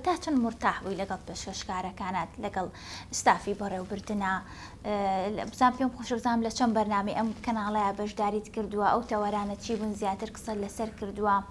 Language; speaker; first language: Central Kurdish; native; Central Kurdish